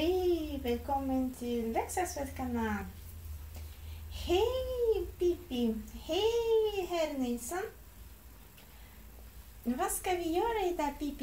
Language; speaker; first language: Norwegian; non-native, learner; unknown